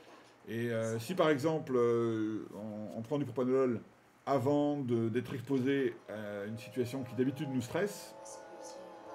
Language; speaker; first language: French; native; French